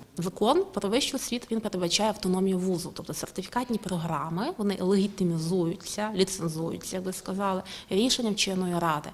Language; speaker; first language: Ukrainian; native; Ukrainian